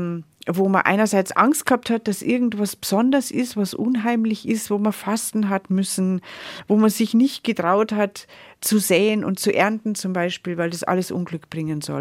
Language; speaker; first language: German; native; German